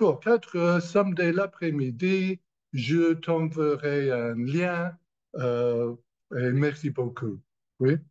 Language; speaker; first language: French; non-native, learner; English